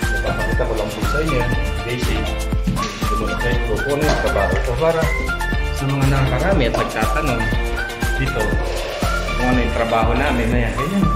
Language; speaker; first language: Filipino; non-native, local second language; Pampanga